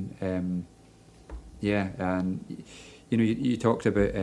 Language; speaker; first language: English; native; English